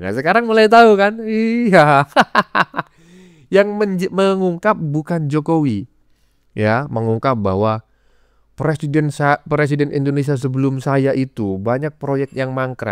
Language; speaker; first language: Indonesian; native; Indonesian